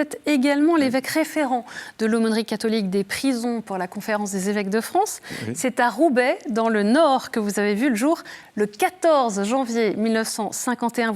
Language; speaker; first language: French; native; French